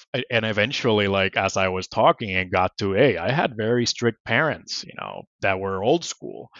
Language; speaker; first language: English; non-native, fluent; Spanish